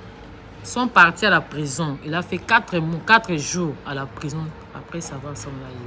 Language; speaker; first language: French; non-native, learner; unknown